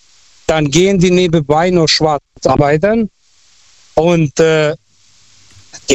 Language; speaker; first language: German; non-native, local second language; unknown